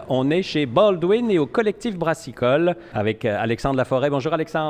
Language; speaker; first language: French; native; French